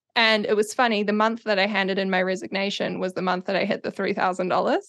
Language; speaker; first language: English; native; English